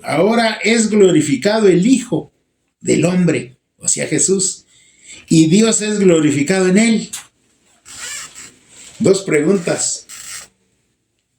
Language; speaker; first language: Spanish; native; Spanish